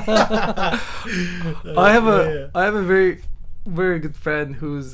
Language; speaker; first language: English; non-native, fluent; Turkish